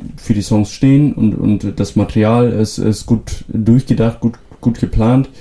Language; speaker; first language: German; non-native, local second language; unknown